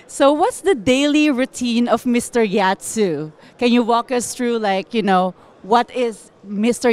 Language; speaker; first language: English; non-native, local second language; Filipino